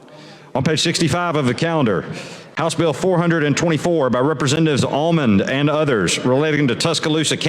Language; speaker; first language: English; native; English